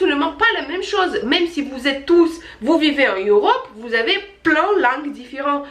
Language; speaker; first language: French; non-native, fluent; Russian